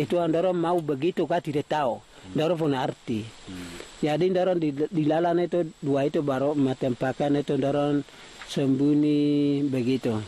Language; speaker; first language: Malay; non-native, local second language; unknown